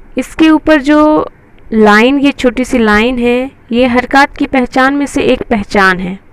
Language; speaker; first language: Hindi; native; Hindi